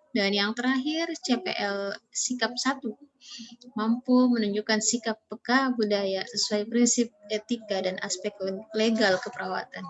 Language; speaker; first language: Indonesian; native; Indonesian